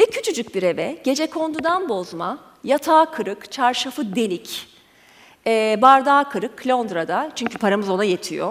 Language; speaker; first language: Turkish; native; Turkish